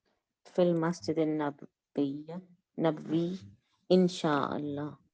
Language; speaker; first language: Arabic; non-native, learner; Urdu